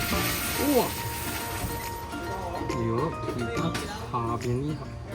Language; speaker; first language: Chinese; native; Chinese